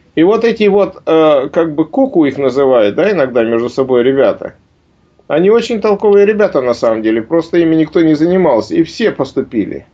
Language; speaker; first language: Russian; native; Russian